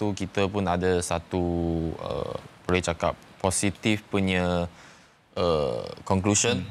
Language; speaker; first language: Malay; non-native, local second language; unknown